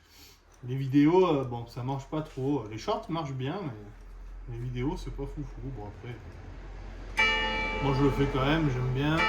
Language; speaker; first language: French; native; French